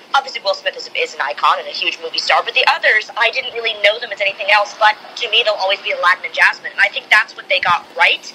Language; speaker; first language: English; native; English